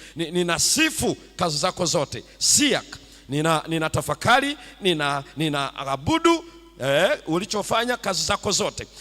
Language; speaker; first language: Swahili; native; Swahili